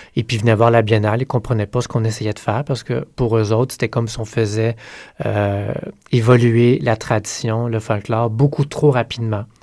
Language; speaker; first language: French; native; French